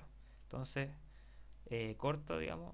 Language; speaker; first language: Spanish; native; Spanish